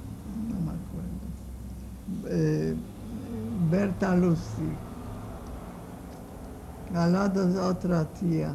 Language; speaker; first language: Spanish; non-native, fluent; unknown